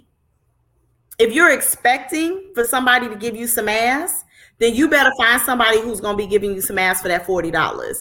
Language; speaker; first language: English; native; English